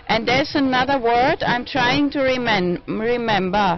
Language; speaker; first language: English; non-native, fluent; German